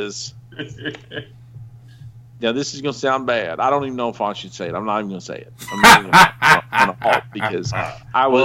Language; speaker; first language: English; native; English